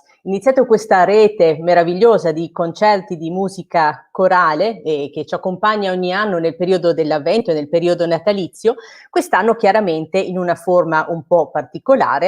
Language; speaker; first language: Italian; native; Italian